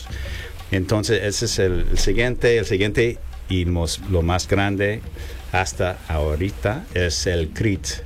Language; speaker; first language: Spanish; non-native, fluent; English